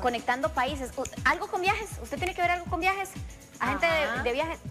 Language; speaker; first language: Spanish; native; Spanish